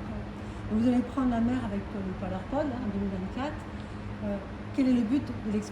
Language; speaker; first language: French; native; French